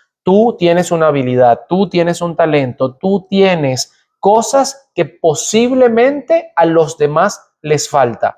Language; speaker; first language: Spanish; native; Spanish